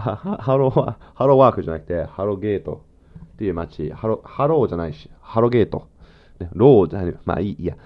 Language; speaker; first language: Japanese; non-native, fluent; English